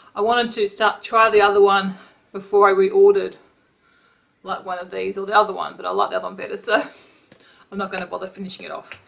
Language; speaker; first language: English; native; English